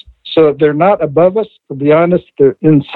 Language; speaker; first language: English; native; English